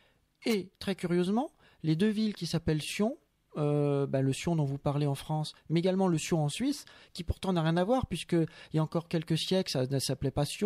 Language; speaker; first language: French; native; French